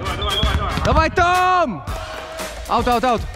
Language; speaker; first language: Russian; non-native, learner; English